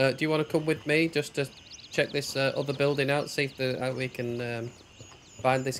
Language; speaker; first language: English; native; English